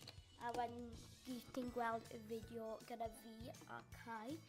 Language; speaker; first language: Welsh; non-native, local second language; English